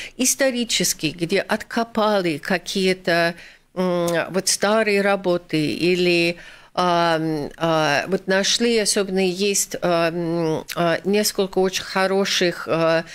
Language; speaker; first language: Russian; non-native, fluent; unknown